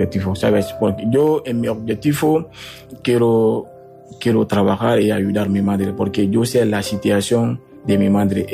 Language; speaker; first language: Spanish; non-native, learner; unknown